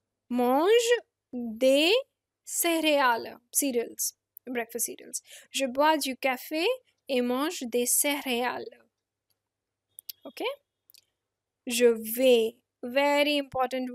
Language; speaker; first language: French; non-native, fluent; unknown